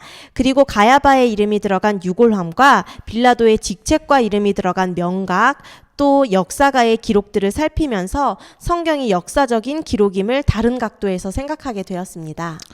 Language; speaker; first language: Korean; native; Korean